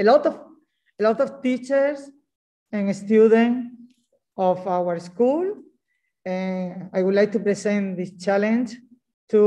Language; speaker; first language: English; non-native, learner; Spanish